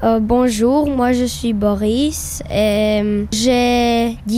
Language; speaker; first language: French; non-native, learner; Slovak